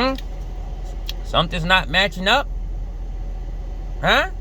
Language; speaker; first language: English; native; English